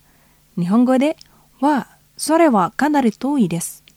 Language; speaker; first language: Japanese; non-native, fluent; Indonesian